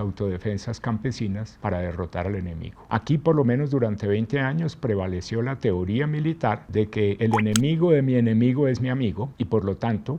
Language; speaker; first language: Spanish; native; Spanish